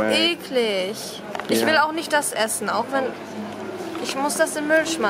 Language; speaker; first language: German; non-native, fluent; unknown